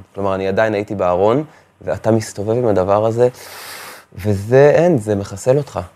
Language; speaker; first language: Hebrew; native; Hebrew